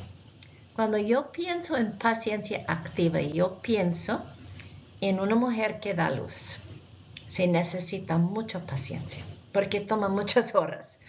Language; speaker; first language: Spanish; non-native, fluent; English